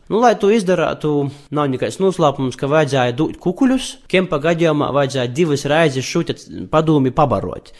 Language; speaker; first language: Latvian; native; Latvian